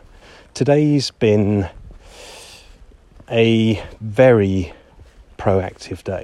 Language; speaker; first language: English; native; English